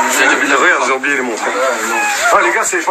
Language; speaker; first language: French; native; French